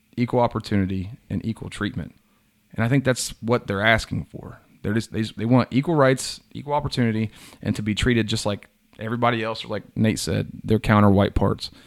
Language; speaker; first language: English; native; English